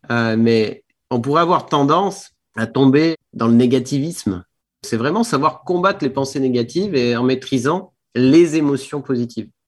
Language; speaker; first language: French; native; French